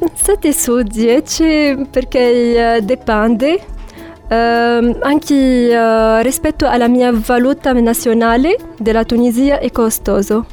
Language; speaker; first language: Italian; non-native, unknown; Arabic